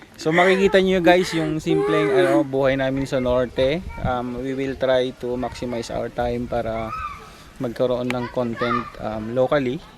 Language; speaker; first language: Filipino; non-native, local second language; Iloko